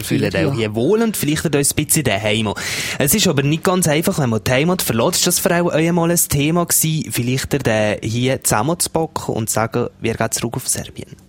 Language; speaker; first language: German; native; German